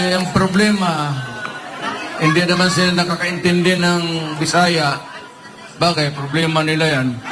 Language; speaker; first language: Filipino; non-native, local second language; Cebuano